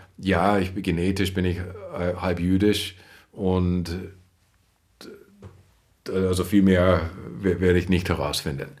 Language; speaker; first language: German; non-native, fluent; English